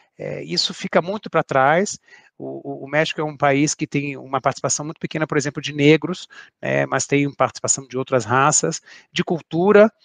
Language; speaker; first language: Portuguese; native; Portuguese